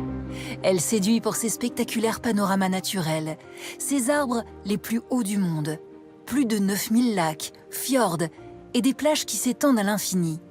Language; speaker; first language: French; native; French